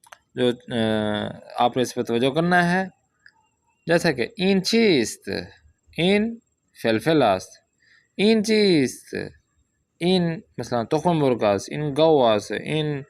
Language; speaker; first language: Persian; non-native, fluent; Urdu